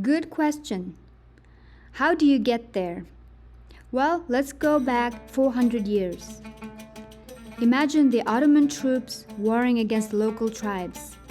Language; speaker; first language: English; non-native, fluent; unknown